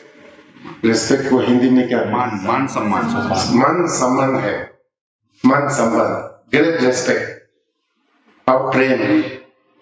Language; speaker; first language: Hindi; non-native, local second language; Ladakhi